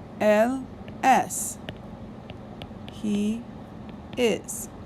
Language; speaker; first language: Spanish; non-native, fluent; English